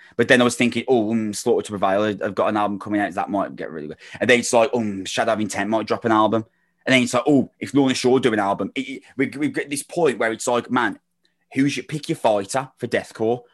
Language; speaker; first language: English; native; English